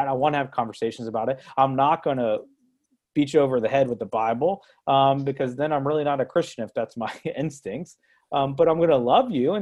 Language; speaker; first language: English; native; English